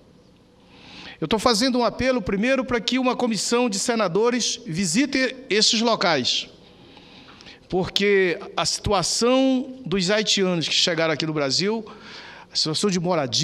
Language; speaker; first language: Portuguese; native; Portuguese